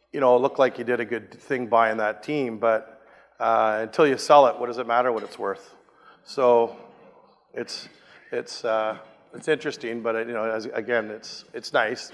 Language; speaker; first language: English; native; English